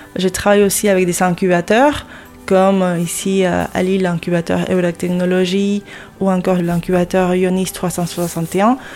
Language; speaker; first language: French; non-native, fluent; Spanish